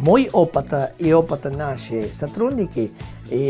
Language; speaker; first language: Russian; non-native, learner; Italian